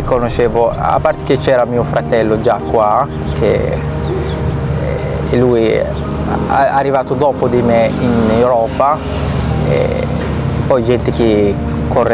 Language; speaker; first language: Italian; non-native, fluent; Arabic